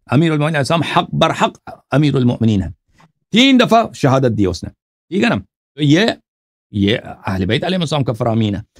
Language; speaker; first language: Urdu; native; Urdu